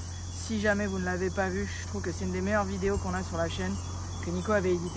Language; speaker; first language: French; native; French